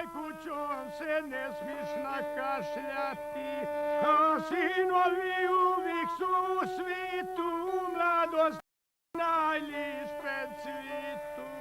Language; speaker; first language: Bosnian; native; Bosnian